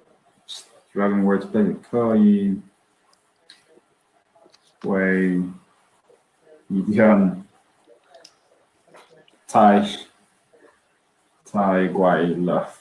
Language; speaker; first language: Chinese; non-native, learner; English